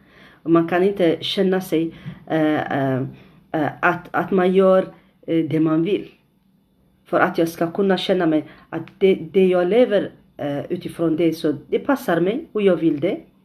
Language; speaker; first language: Swedish; non-native, fluent; Arabic